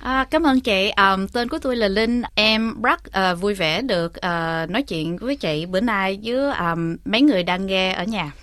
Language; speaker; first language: Vietnamese; early bilingual, heritage; Vietnamese